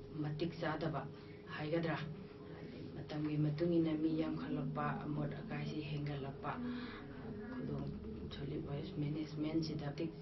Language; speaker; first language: Manipuri; native; Manipuri